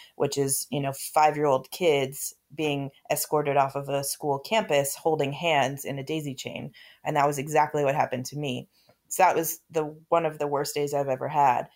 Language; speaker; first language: English; native; English